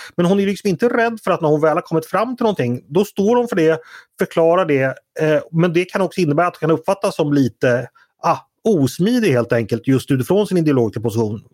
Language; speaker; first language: Swedish; native; Swedish